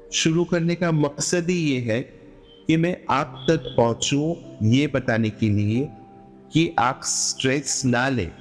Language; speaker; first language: Hindi; non-native, local second language; Gujarati